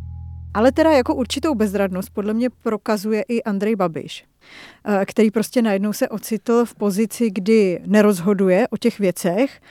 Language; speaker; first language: Czech; native; Czech